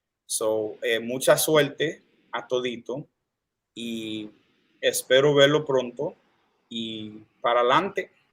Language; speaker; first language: Spanish; early bilingual, heritage; Spanish